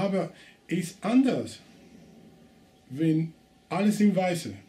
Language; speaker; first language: German; non-native, learner; Spanish